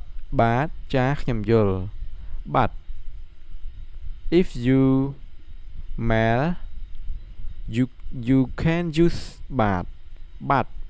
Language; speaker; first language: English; non-native, learner; Khmer